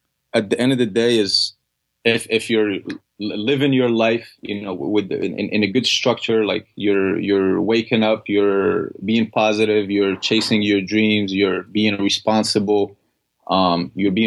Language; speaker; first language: English; non-native, fluent; Arabic